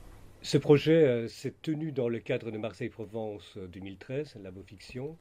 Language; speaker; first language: French; native; French